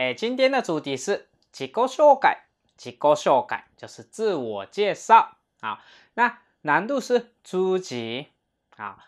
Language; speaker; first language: Chinese; non-native, fluent; Japanese